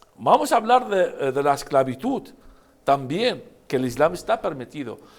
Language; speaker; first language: Spanish; non-native, fluent; Arabic